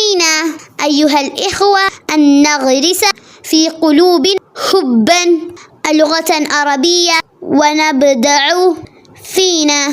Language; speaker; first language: Arabic; non-native, learner; Malayalam